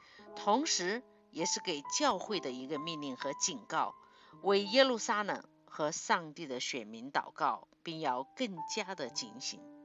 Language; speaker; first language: Chinese; native; Chinese